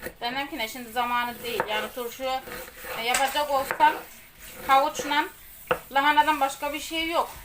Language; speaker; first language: Turkish; native; Turkish